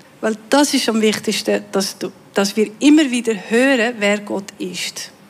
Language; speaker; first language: German; non-native, fluent; Dutch